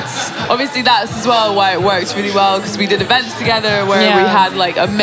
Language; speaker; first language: English; native; English